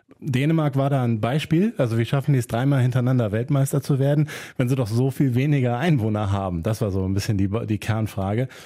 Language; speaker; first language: German; native; German